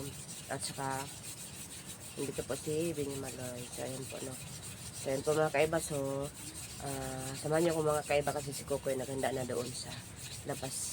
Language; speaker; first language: Filipino; non-native, local second language; Cebuano